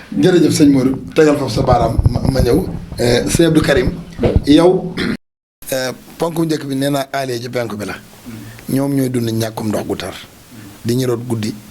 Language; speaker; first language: Wolof; native; Wolof